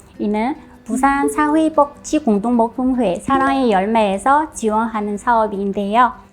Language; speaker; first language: Korean; non-native, fluent; Chinese